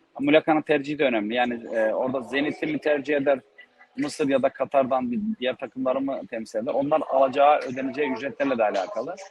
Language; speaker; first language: Turkish; native; Turkish